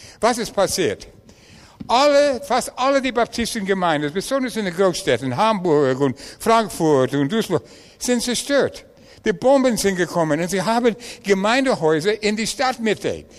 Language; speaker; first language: German; non-native, learner; English